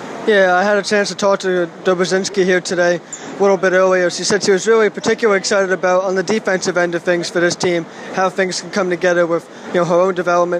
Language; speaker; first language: English; native; English